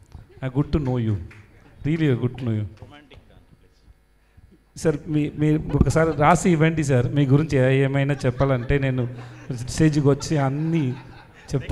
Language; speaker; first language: Telugu; non-native, learner; Tamil